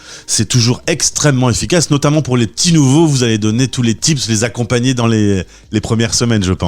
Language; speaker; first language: French; native; French